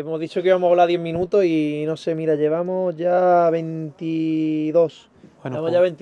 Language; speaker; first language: Spanish; native; Spanish